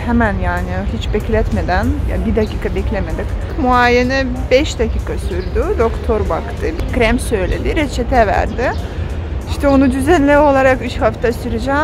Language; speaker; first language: Turkish; non-native, fluent; Russian